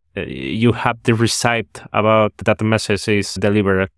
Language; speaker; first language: English; non-native, fluent; Spanish